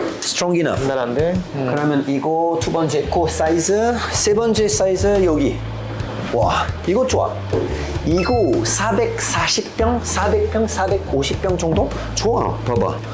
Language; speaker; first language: Korean; non-native, learner; French